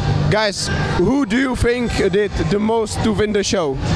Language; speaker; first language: English; non-native, fluent; Czech